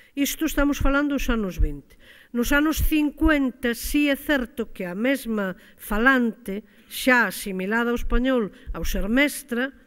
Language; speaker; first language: Galician; native; Galician